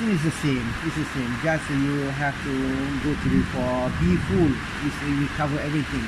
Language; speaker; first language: English; non-native, local second language; Malay